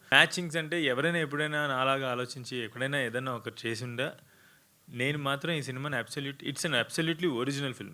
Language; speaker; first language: Telugu; native; Telugu